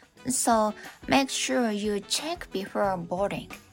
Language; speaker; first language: English; non-native, fluent; Japanese